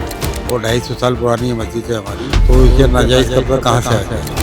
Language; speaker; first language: Hindi; native; Hindi